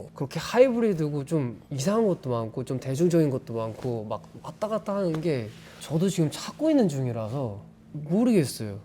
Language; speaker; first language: Korean; early bilingual, heritage; Korean